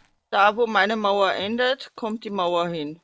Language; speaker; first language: German; native; German